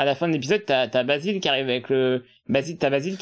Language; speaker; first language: French; native; French